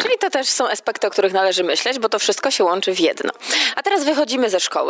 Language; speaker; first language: Polish; native; Polish